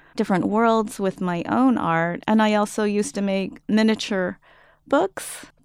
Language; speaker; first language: English; native; English